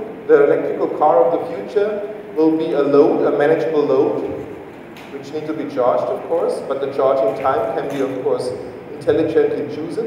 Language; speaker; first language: English; non-native, fluent; German